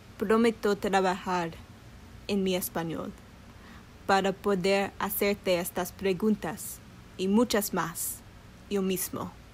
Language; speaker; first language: Spanish; early bilingual, heritage; English